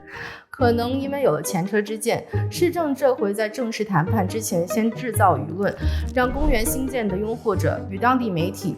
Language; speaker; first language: Chinese; native; Chinese